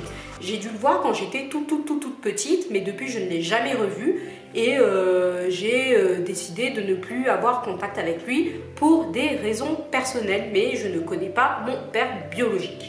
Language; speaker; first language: French; native; French